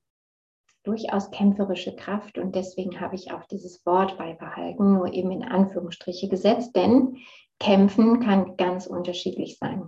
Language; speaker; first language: German; native; German